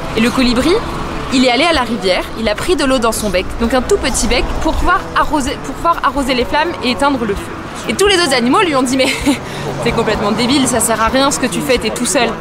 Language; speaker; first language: French; native; French